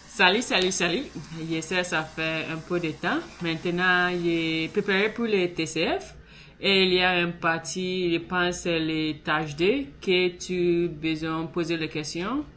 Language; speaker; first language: French; non-native, learner; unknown